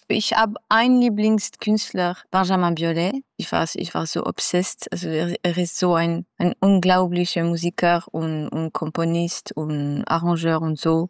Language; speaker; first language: German; non-native, local second language; French